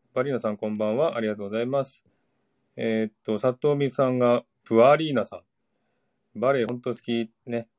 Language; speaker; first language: Japanese; native; Japanese